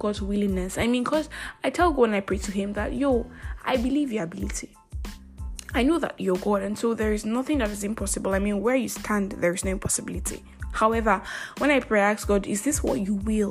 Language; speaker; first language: English; non-native, local second language; Igbo